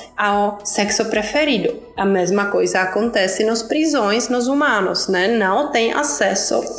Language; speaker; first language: Portuguese; non-native, fluent; Czech